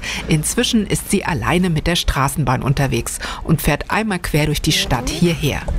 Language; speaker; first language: German; native; German